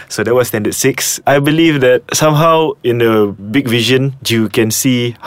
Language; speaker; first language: English; non-native, local second language; Malay